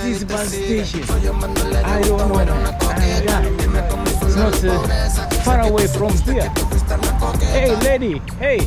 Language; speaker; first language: English; non-native, learner; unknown